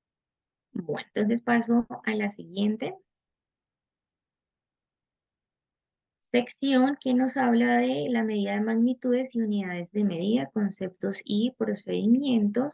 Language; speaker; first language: Spanish; native; Spanish